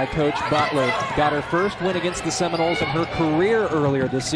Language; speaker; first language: English; native; English